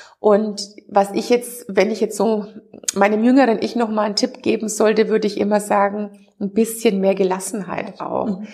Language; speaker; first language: German; native; German